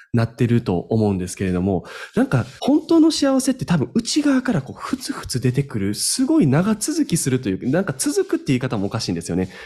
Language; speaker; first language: Japanese; native; Japanese